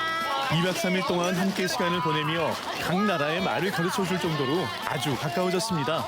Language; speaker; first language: Korean; native; Korean